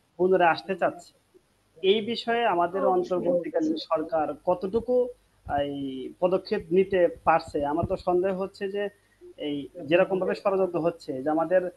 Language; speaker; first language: Bangla; native; Bangla